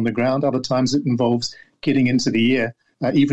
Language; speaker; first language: English; native; English